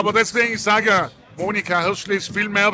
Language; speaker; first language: German; native; German